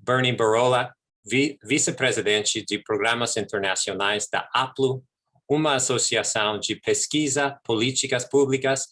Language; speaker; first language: Portuguese; non-native, fluent; English